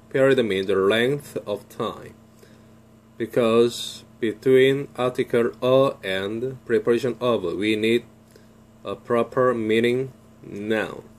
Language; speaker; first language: English; non-native, fluent; Korean